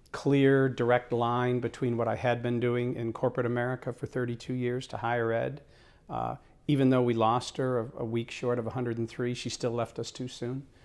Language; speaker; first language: English; native; English